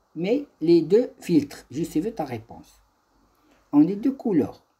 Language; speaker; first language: French; non-native, local second language; Arabic